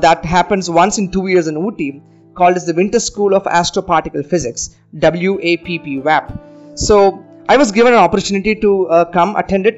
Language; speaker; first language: English; non-native, local second language; Tamil